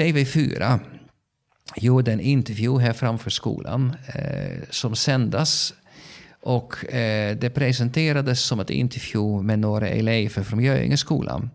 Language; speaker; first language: Swedish; non-native, fluent; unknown